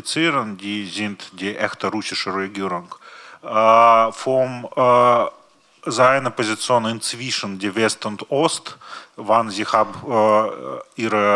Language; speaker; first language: German; non-native, learner; Russian